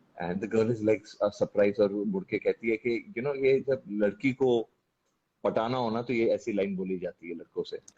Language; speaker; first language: Hindi; native; Hindi